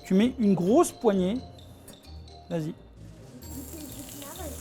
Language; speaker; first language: French; native; French